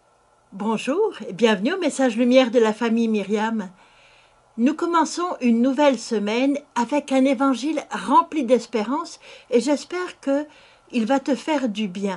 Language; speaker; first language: French; native; French